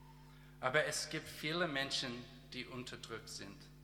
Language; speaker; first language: German; non-native, learner; English